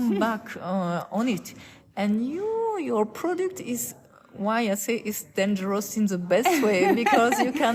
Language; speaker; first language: English; non-native, fluent; French